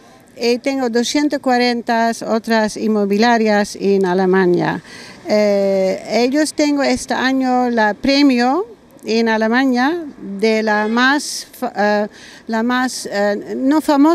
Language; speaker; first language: Spanish; non-native, learner; German